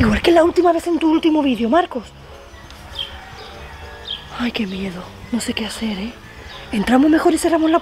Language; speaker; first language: Spanish; native; Spanish